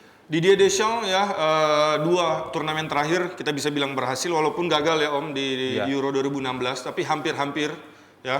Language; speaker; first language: Indonesian; native; Indonesian